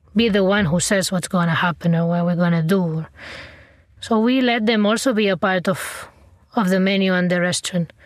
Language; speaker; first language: English; non-native, fluent; Spanish